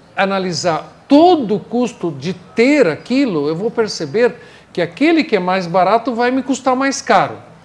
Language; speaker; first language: Portuguese; non-native, fluent; English